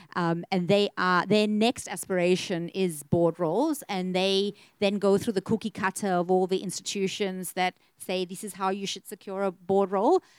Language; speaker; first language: English; native; English